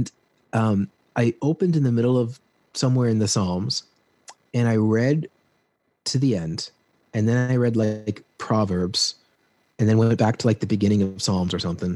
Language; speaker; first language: English; native; English